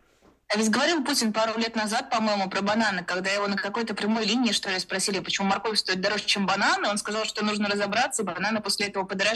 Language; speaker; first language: Russian; native; Russian